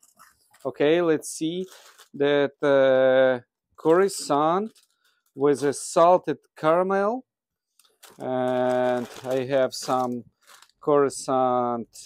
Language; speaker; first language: English; non-native, learner; Russian